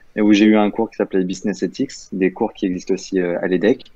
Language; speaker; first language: French; native; French